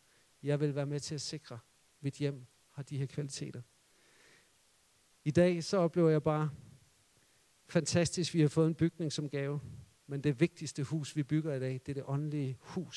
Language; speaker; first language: Danish; native; Danish